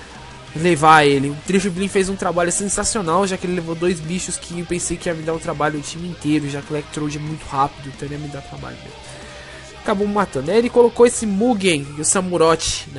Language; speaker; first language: Portuguese; native; Portuguese